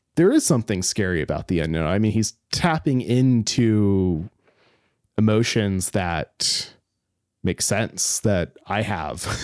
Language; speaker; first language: English; native; English